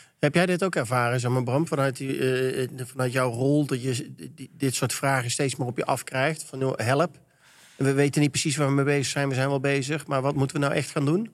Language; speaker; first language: Dutch; native; Dutch